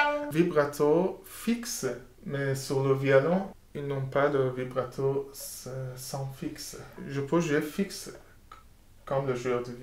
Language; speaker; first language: French; non-native, learner; Persian